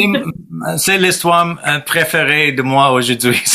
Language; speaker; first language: French; non-native, fluent; English